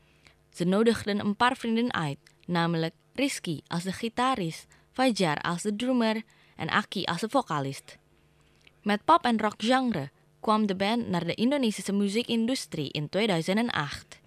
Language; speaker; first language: Dutch; non-native, fluent; Indonesian